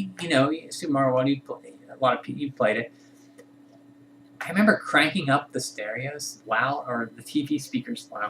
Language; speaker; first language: English; native; English